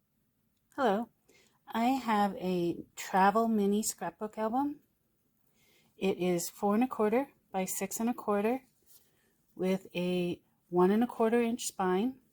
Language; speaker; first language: English; native; English